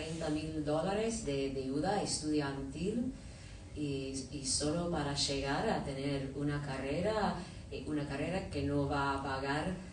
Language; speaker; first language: Spanish; non-native, fluent; English